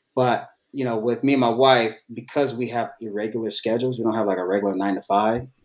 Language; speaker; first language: English; native; English